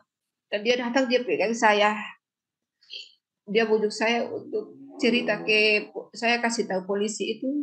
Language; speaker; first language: Indonesian; non-native, local second language; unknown